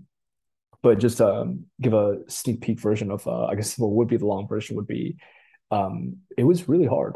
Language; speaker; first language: English; early bilingual, other home language; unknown